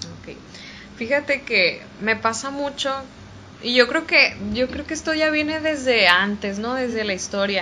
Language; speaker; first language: Spanish; native; Spanish